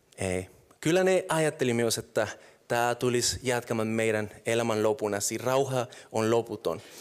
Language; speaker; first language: Finnish; non-native, fluent; Spanish